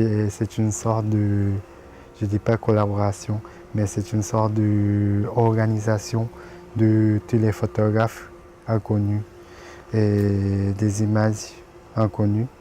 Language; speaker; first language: French; non-native, fluent; Japanese